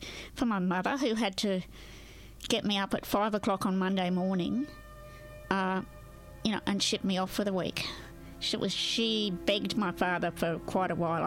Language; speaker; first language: English; native; English